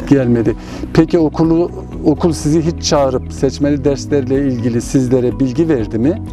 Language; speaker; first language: Turkish; non-native, local second language; Zaza